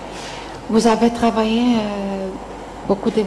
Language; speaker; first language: French; non-native, learner; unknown